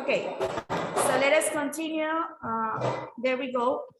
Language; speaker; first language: English; non-native, fluent; Spanish